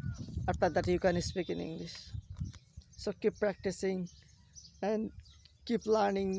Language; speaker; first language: English; non-native, learner; Bangla